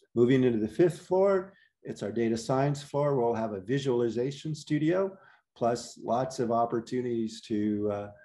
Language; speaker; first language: English; native; English